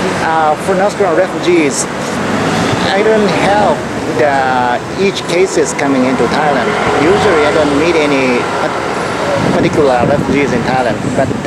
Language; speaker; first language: English; non-native, fluent; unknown